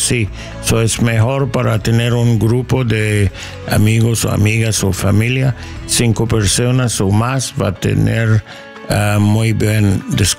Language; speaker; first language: Spanish; non-native, learner; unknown